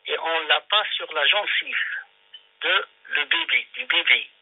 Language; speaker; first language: French; non-native, local second language; Arabic